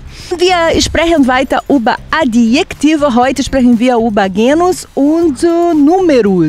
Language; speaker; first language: German; non-native, fluent; Portuguese